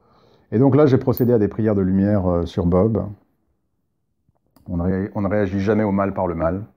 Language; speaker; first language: French; native; French